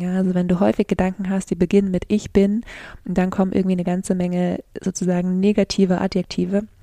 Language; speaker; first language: German; native; German